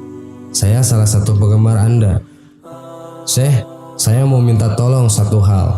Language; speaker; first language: Indonesian; native; Indonesian